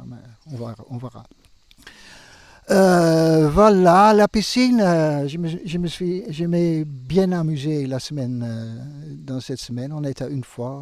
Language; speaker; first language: French; non-native, fluent; Dutch